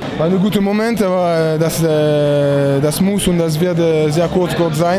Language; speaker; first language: German; non-native, fluent; French